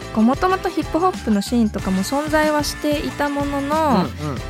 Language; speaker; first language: Japanese; native; Japanese